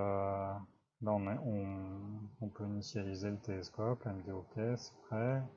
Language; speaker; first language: French; native; French